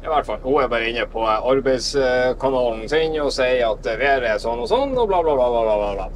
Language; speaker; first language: Norwegian; native; Norwegian